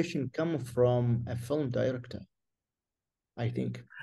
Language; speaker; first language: English; non-native, fluent; Arabic